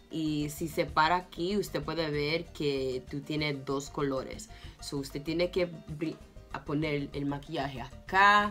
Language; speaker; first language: Spanish; early bilingual, heritage; English